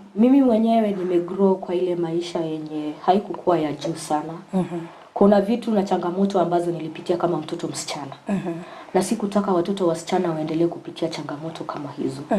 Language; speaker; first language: Swahili; non-native, local second language; Gusii